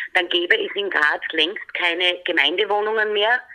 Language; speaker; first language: German; native; German